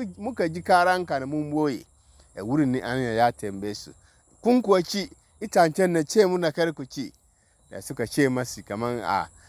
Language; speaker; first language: Hausa; non-native, local second language; Dyula